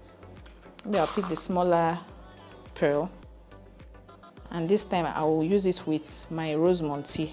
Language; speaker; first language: English; native; English